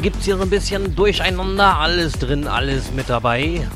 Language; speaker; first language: German; native; German